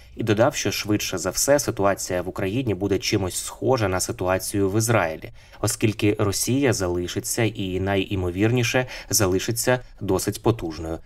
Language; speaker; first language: Ukrainian; native; Ukrainian